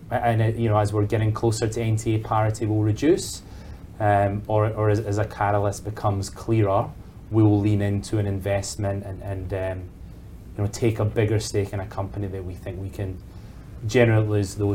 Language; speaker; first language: English; native; English